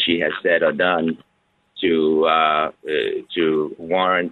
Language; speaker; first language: English; non-native, local second language; Yoruba